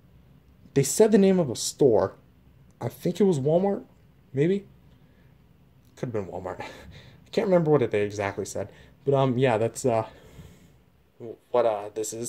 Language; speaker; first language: English; native; English